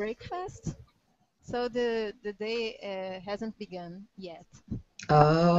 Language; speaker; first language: English; non-native, learner; Portuguese